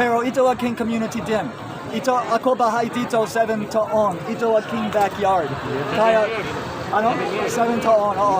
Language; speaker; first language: Filipino; non-native, learner; English